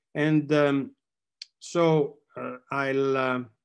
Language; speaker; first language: English; non-native, fluent; Italian